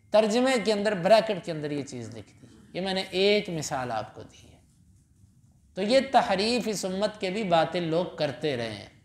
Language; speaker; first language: Urdu; non-native, local second language; Punjabi